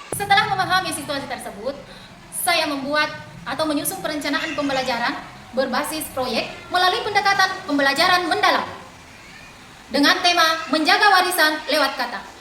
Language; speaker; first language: Indonesian; non-native, local second language; Buginese